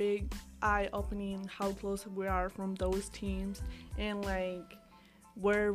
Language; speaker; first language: English; non-native, learner; Spanish